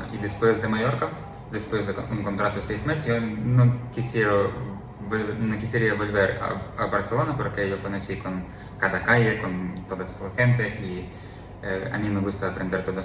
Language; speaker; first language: Spanish; non-native, learner; Ukrainian